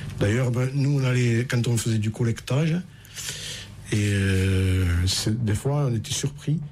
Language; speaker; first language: French; native; French